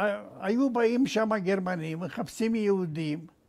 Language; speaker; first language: Hebrew; non-native, fluent; Romanian